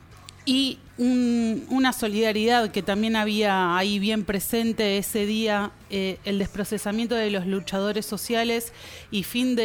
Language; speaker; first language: Spanish; native; Spanish